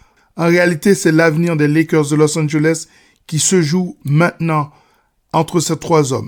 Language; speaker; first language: French; native; French